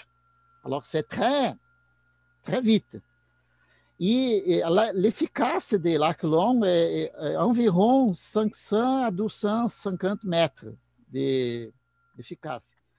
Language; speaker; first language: French; non-native, learner; Portuguese